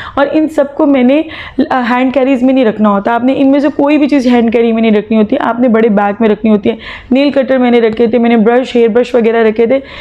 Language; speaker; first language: Urdu; native; Urdu